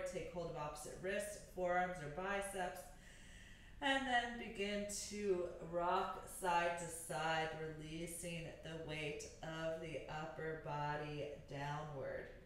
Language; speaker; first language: English; native; English